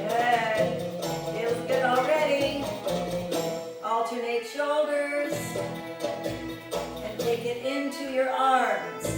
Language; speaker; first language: English; native; English